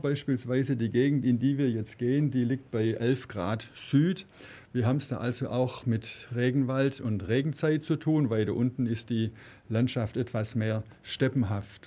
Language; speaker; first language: German; native; German